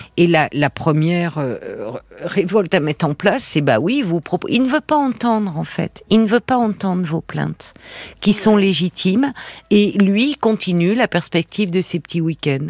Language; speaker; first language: French; native; French